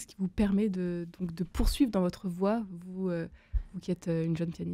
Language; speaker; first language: French; native; French